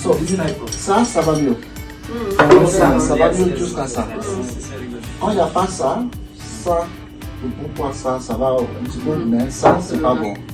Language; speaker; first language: French; non-native, learner; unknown